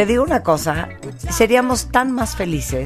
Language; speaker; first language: Spanish; native; Spanish